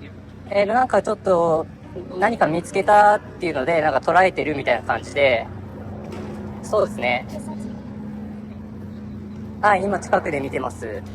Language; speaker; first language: Japanese; native; Japanese